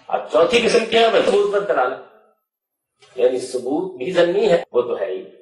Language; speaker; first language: Urdu; non-native, local second language; Punjabi